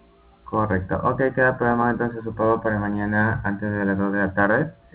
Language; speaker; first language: Spanish; native; Spanish